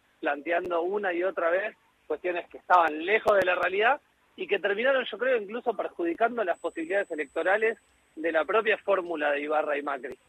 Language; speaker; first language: Spanish; native; Spanish